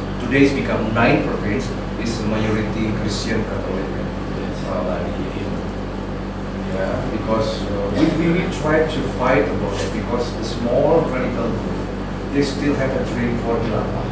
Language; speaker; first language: English; non-native, learner; Indonesian